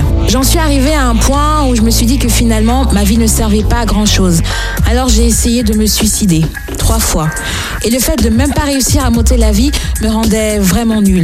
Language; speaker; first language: French; native; French